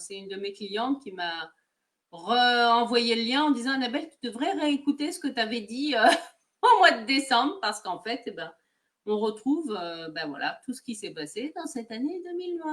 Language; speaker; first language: French; native; French